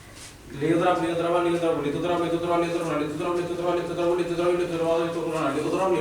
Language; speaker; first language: Arabic; non-native, learner; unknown